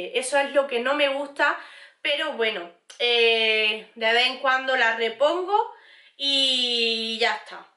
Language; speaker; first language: Spanish; native; Spanish